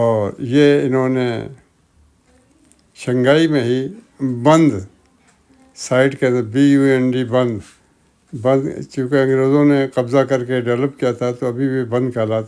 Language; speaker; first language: Urdu; native; Urdu